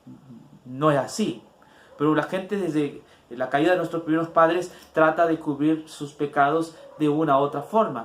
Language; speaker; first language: Spanish; native; Spanish